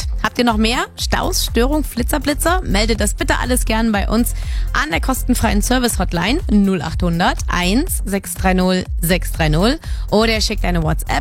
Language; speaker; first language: German; native; German